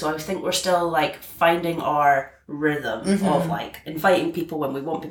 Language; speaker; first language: English; native; English